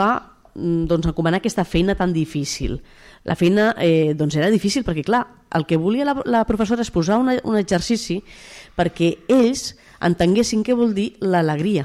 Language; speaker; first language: Catalan; native; Catalan